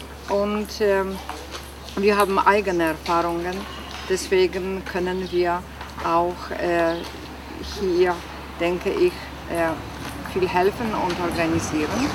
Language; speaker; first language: German; non-native, fluent; Polish